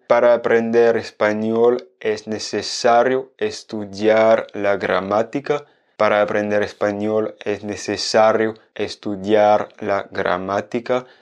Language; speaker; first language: Spanish; non-native, fluent; French